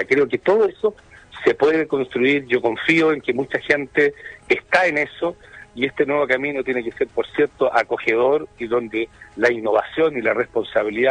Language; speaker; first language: Spanish; native; Spanish